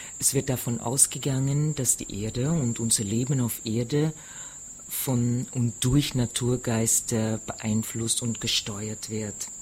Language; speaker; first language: German; non-native, fluent; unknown